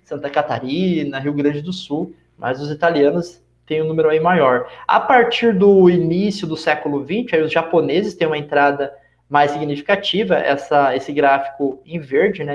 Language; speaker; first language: Portuguese; native; Portuguese